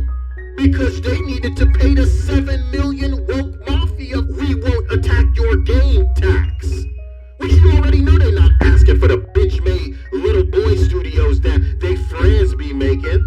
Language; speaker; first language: English; native; English